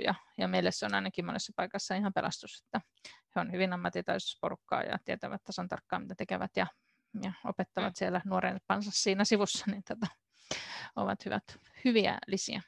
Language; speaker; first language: Finnish; native; Finnish